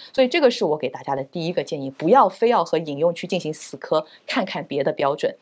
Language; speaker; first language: Chinese; native; Chinese